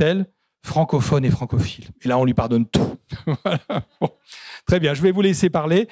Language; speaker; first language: French; native; French